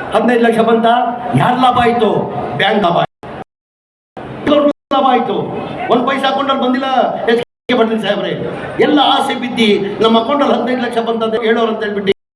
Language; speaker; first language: Kannada; non-native, local second language; Urdu